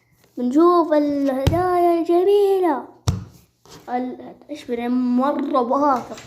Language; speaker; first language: Arabic; native; Arabic